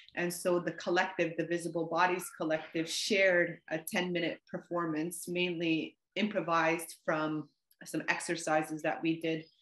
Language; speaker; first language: English; native; English